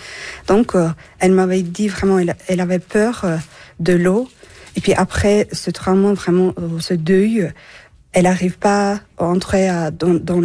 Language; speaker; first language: French; non-native, fluent; Turkish